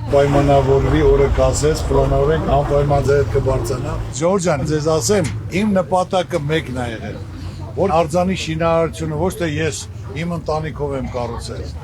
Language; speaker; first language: Armenian; native; Armenian